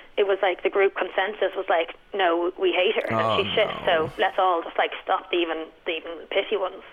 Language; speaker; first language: English; native; English